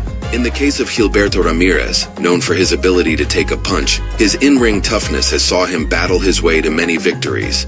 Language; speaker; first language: English; native; English